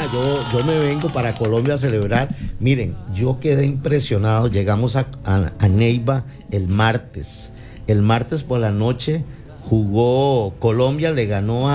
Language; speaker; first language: Spanish; native; Spanish